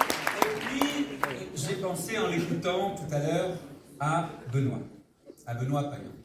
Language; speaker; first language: French; native; French